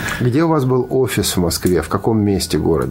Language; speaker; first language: Russian; native; Russian